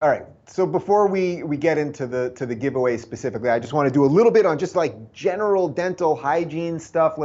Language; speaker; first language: English; native; English